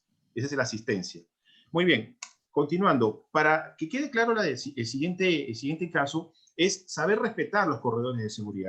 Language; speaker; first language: Spanish; native; Spanish